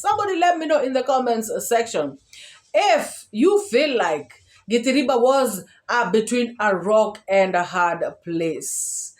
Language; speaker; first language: English; non-native, local second language; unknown